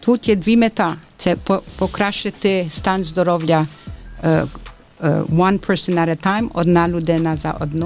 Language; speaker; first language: Ukrainian; early bilingual, heritage; Ukrainian